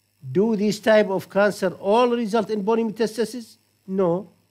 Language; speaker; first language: English; non-native, fluent; Arabic